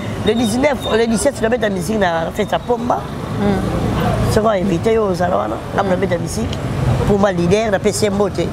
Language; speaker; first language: French; non-native, local second language; Lingala